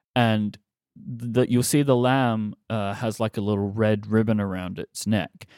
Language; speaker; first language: English; native; English